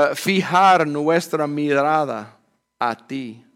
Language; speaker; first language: Spanish; non-native, fluent; English